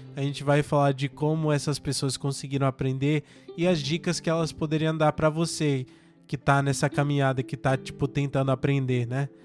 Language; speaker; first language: Portuguese; non-native, fluent; English